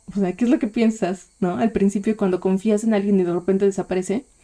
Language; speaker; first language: Spanish; native; Spanish